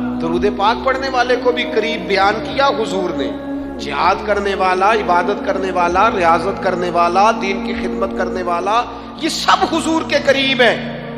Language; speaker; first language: Urdu; non-native, local second language; Punjabi